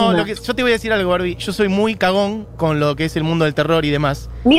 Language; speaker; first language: Spanish; native; Spanish